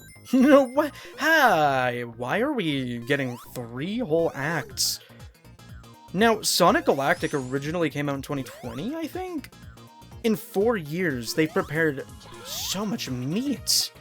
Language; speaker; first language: English; native; English